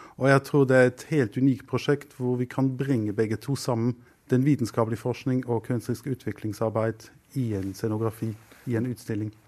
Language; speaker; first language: Norwegian; non-native, fluent; German